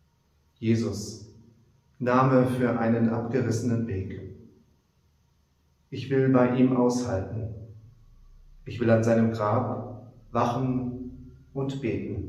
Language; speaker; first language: German; native; German